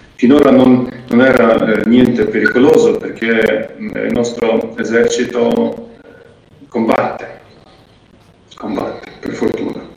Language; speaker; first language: Italian; non-native, fluent; Ukrainian